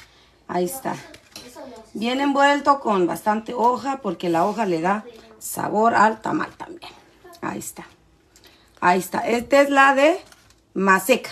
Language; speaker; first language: Spanish; native; Spanish